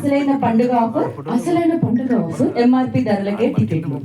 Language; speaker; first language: Telugu; native; Telugu